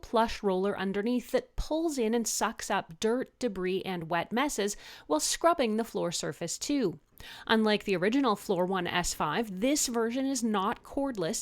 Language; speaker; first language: English; native; English